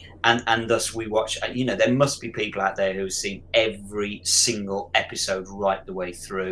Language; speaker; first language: English; native; English